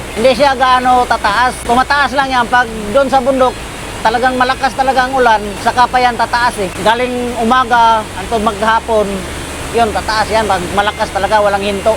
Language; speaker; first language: Filipino; non-native, local second language; Cebuano